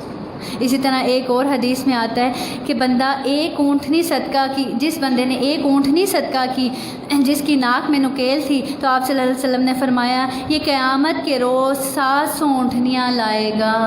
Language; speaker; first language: Urdu; native; Urdu